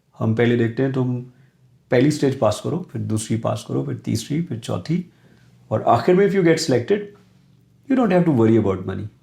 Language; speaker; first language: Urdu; non-native, local second language; Punjabi